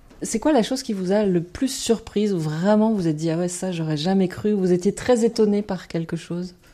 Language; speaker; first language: French; native; French